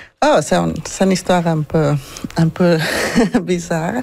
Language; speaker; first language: French; non-native, learner; Spanish